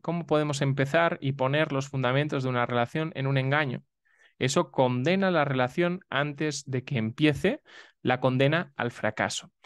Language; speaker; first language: Spanish; native; Spanish